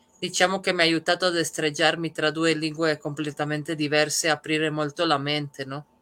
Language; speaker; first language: Italian; early bilingual, other home language; Serbian